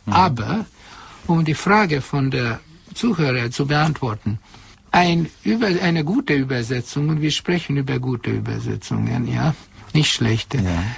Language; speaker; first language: German; non-native, fluent; Hungarian